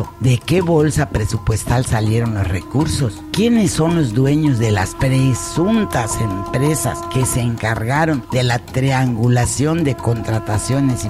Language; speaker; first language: Spanish; native; Spanish